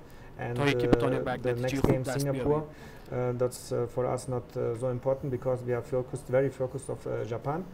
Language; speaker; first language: English; non-native, fluent; German